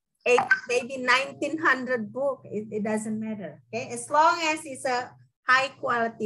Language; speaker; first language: English; non-native, fluent; Indonesian